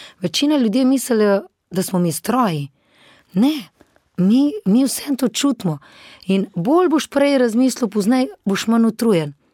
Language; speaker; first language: Slovenian; native; Slovenian